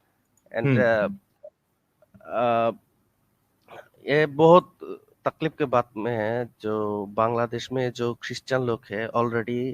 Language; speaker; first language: Hindi; non-native, learner; Bangla